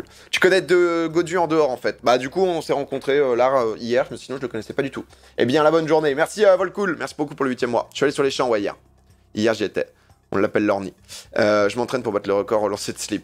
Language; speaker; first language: French; native; French